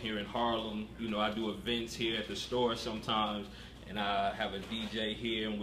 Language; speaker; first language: English; native; English